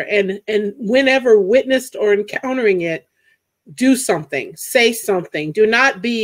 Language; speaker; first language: English; native; English